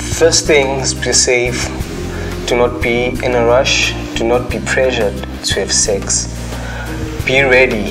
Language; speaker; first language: English; non-native, local second language; Zulu